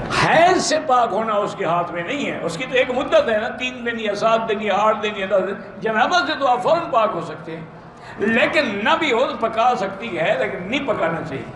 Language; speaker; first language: Urdu; native; Urdu